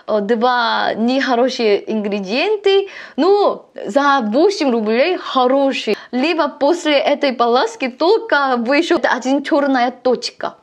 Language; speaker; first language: Russian; non-native, learner; Korean